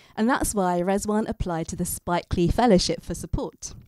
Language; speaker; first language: English; native; English